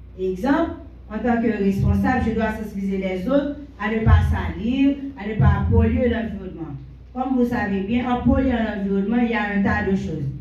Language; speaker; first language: French; non-native, local second language; Haitian Creole